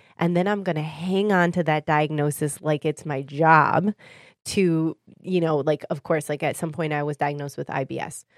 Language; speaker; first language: English; native; English